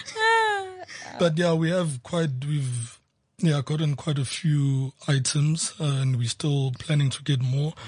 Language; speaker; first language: English; non-native, local second language; Zulu